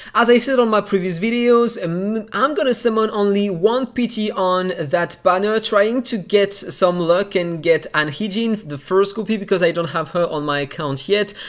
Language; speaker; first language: English; non-native, fluent; French